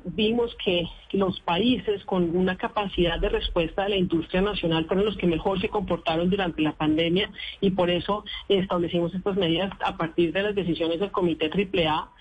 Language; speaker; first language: Spanish; native; Spanish